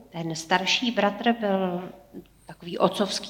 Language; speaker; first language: Czech; native; Czech